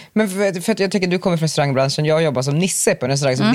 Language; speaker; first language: Swedish; native; Swedish